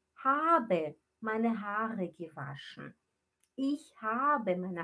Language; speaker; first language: German; non-native, fluent; Portuguese